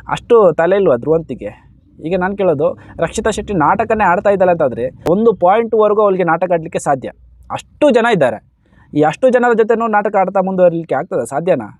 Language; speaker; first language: Kannada; native; Kannada